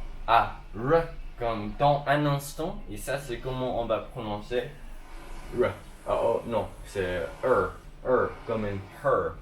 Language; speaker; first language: French; non-native, learner; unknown